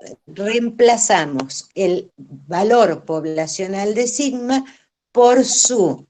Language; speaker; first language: Spanish; native; Spanish